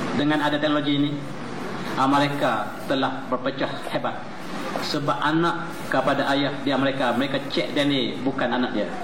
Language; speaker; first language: Malay; native; Malay